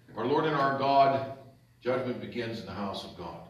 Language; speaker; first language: English; native; English